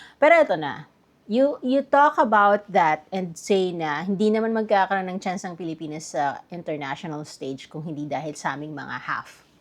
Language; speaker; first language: Filipino; native; Filipino